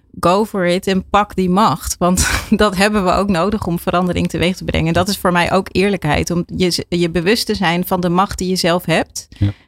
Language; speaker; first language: Dutch; native; Dutch